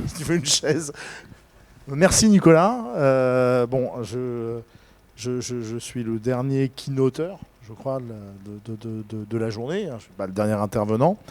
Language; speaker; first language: French; native; French